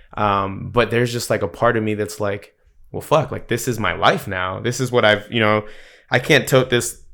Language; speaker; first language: English; native; English